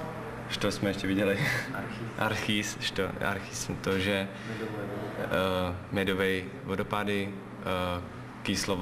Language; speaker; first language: Russian; non-native, learner; Czech